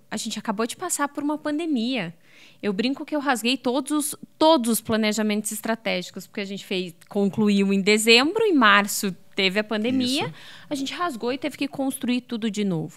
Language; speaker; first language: Portuguese; native; Portuguese